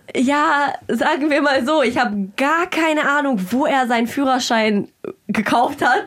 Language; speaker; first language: German; early bilingual, other home language; Russian